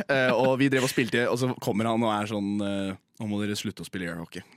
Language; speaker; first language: Norwegian; non-native, fluent; English